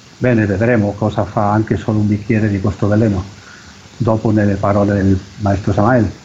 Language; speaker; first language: Italian; non-native, fluent; Spanish